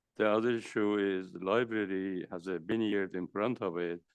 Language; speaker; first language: English; non-native, fluent; Persian